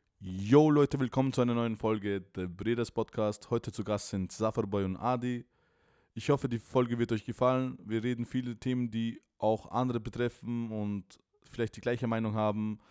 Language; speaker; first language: German; early bilingual, other home language; Albanian